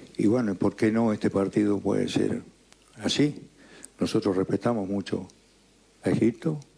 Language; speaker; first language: Spanish; native; Spanish